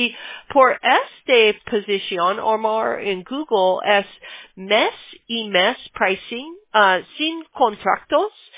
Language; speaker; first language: Spanish; non-native, learner; English